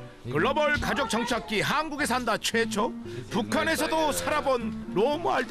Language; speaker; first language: Korean; native; Korean